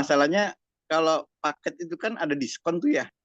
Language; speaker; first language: Indonesian; native; Indonesian